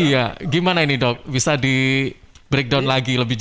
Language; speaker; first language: Indonesian; native; Indonesian